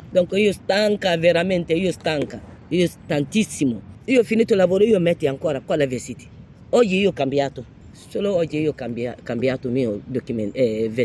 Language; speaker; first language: Italian; non-native, learner; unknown